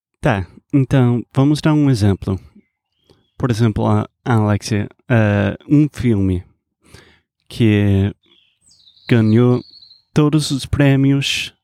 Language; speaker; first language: Portuguese; non-native, fluent; English